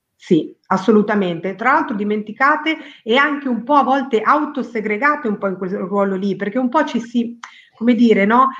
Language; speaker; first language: Italian; early bilingual, other home language; Spanish